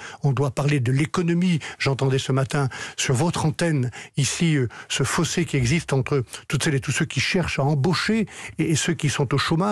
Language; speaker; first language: French; native; French